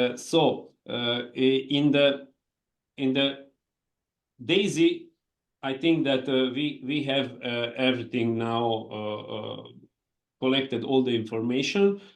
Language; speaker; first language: English; non-native, fluent; Hungarian